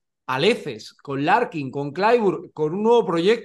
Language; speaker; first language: Spanish; native; Spanish